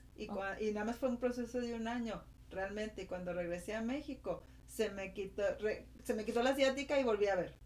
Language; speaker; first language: Spanish; native; Spanish